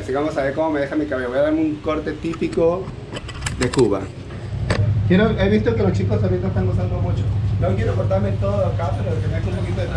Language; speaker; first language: Spanish; native; Spanish